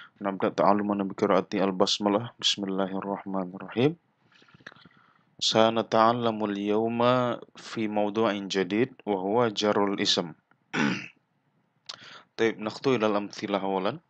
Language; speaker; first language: Arabic; non-native, fluent; Malay